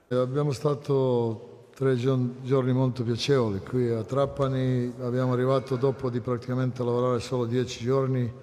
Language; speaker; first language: Italian; non-native, fluent; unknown